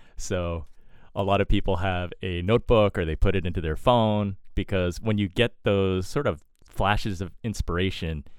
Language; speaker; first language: English; native; English